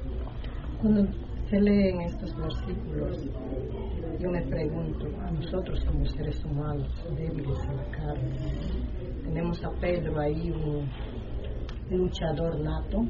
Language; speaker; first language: Spanish; native; Spanish